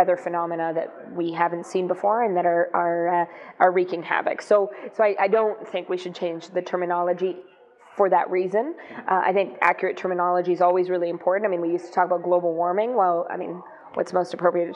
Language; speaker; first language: English; non-native, fluent; Greek